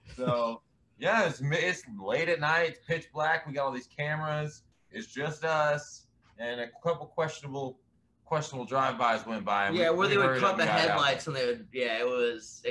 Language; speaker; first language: English; native; English